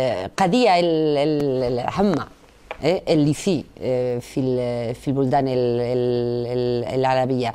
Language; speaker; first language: Arabic; non-native, fluent; Spanish